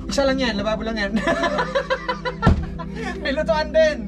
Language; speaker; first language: Filipino; native; Filipino